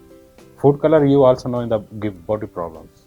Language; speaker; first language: English; non-native, learner; Urdu